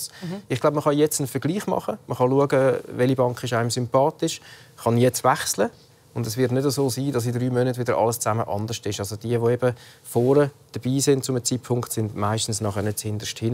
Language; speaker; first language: German; native; German